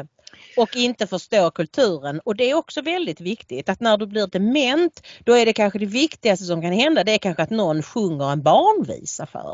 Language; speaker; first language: Swedish; native; Swedish